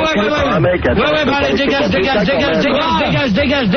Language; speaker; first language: French; native; French